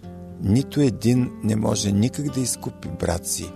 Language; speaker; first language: Bulgarian; native; Bulgarian